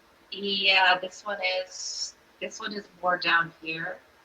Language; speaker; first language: English; native; English